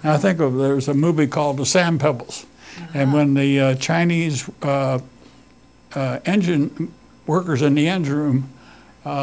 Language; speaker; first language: English; native; English